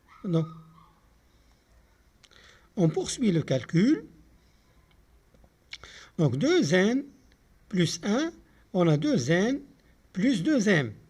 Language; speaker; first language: French; non-native, local second language; Arabic